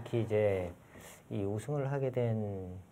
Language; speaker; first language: Korean; native; Korean